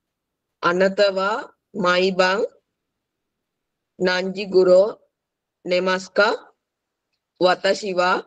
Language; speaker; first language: Japanese; non-native, learner; Sinhala